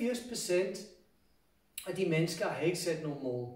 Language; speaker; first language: Danish; non-native, fluent; English